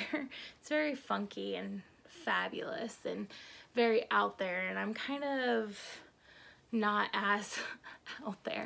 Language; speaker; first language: English; native; English